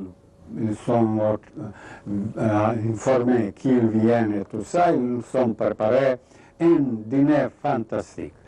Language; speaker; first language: French; non-native, fluent; Serbian